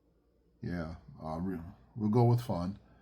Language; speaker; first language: English; native; English